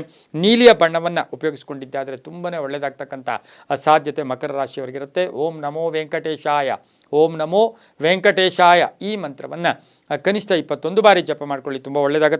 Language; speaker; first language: Kannada; native; Kannada